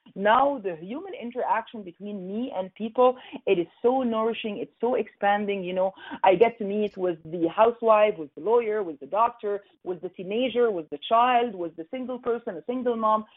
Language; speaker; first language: English; non-native, fluent; Arabic